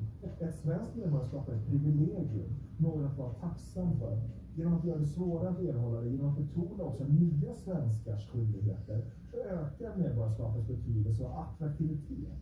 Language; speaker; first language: Swedish; native; Swedish